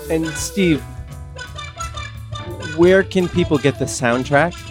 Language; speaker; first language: English; native; English